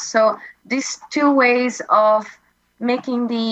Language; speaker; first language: English; non-native, fluent; Indonesian